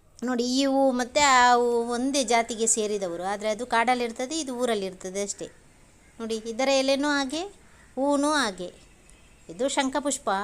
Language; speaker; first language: Kannada; non-native, local second language; Tulu